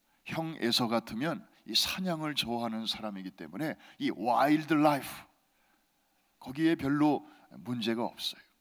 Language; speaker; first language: Korean; native; Korean